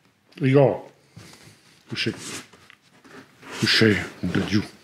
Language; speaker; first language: French; native; French